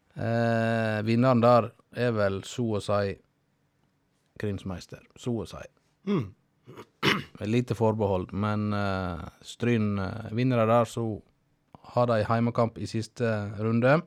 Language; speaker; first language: Norwegian; native; Norwegian